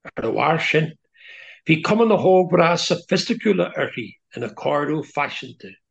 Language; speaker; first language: Irish; non-native, local second language; English